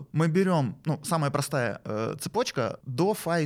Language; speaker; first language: Russian; native; Russian